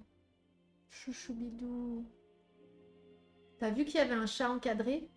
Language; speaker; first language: French; native; French